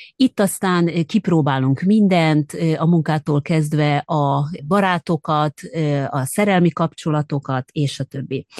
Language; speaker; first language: Hungarian; native; Hungarian